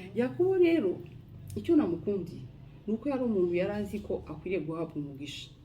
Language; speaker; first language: Kinyarwanda; native; Kinyarwanda